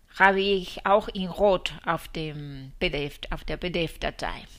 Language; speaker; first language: German; non-native, fluent; Spanish